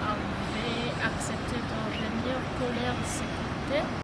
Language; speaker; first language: French; non-native, local second language; Kinyarwanda